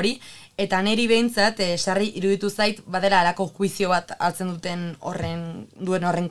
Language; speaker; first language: Basque; native; Basque